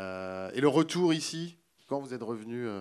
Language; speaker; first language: French; native; French